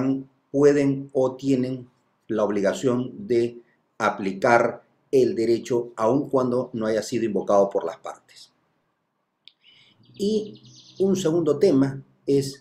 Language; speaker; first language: Spanish; native; Spanish